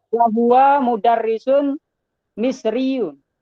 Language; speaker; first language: Arabic; non-native, learner; Indonesian